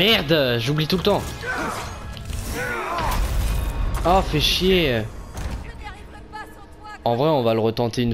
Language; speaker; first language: French; native; French